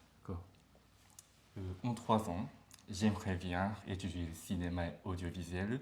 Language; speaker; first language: French; non-native, learner; Japanese